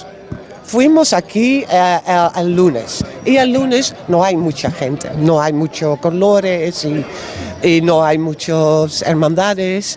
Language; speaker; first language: Spanish; non-native, learner; Dutch